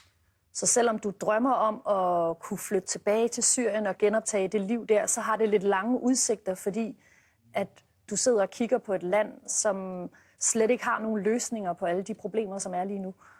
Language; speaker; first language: Danish; native; Danish